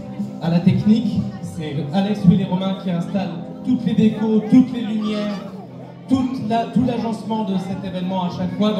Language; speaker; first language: French; native; French